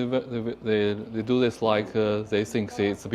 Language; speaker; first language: English; non-native, learner; Chinese